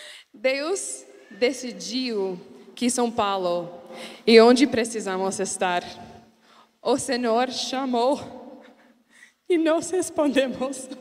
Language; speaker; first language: Portuguese; non-native, learner; English